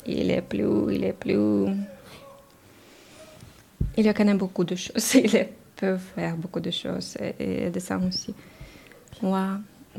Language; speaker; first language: French; non-native, learner; Ukrainian